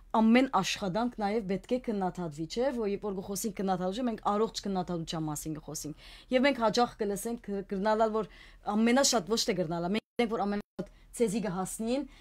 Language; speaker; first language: Armenian; native; Armenian